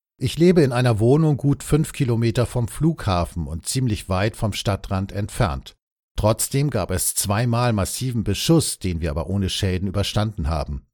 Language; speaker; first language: German; native; German